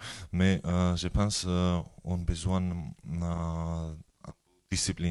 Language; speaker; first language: French; non-native, learner; Georgian